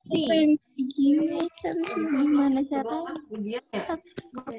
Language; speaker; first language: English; non-native, learner; Indonesian